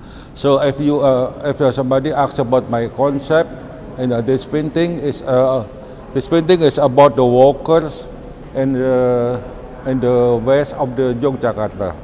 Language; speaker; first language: English; non-native, learner; Indonesian